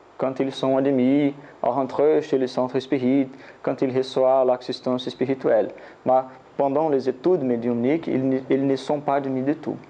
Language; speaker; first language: French; non-native, learner; Portuguese